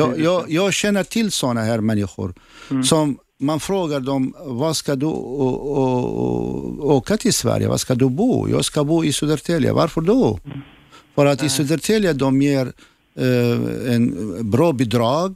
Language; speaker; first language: Swedish; non-native, fluent; Assyrian Neo-Aramaic